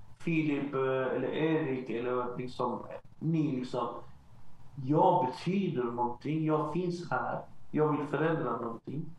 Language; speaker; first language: Swedish; early bilingual, other home language; Arabic